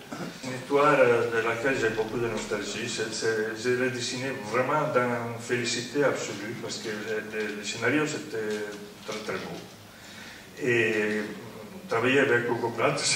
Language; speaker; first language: French; non-native, fluent; Italian